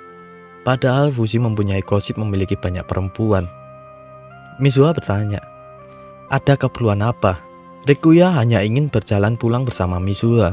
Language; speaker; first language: Indonesian; native; Indonesian